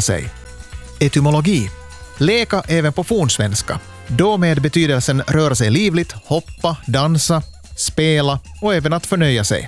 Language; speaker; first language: Swedish; native; Swedish